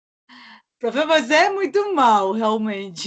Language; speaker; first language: Portuguese; non-native, learner; Spanish